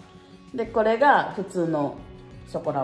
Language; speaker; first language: Japanese; native; Japanese